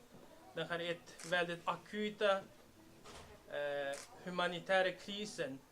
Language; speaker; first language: Swedish; non-native, learner; Uyghur